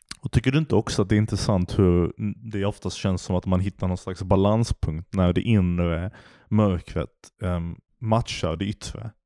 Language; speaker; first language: Swedish; native; Swedish